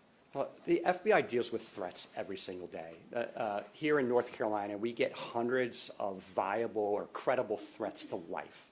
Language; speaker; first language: English; native; English